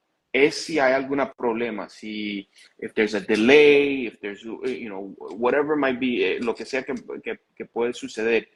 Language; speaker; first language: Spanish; early bilingual, heritage; Spanish